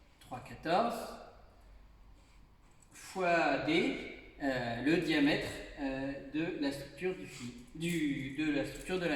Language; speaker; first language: French; native; French